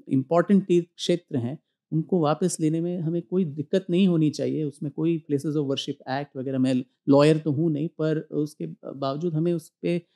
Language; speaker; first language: Hindi; non-native, local second language; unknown